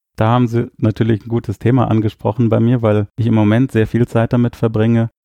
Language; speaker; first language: German; native; German